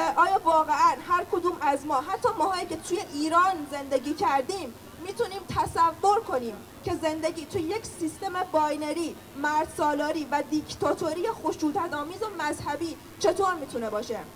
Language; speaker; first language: Persian; native; Persian